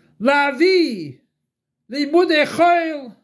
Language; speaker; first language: Hebrew; non-native, fluent; English